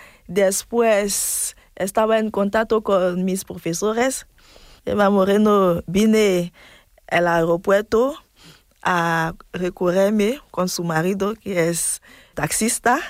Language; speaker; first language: Spanish; non-native, fluent; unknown